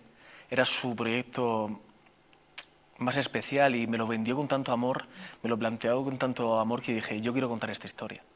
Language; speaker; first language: Spanish; native; Spanish